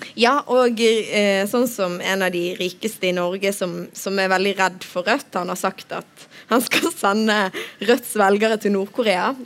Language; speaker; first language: Norwegian; native; Norwegian